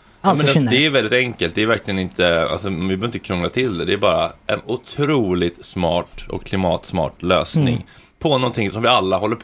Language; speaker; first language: Swedish; native; Swedish